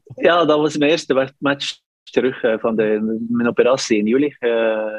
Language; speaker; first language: Dutch; non-native, fluent; Norwegian